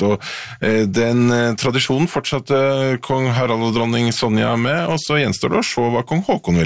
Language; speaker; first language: Norwegian; native; Norwegian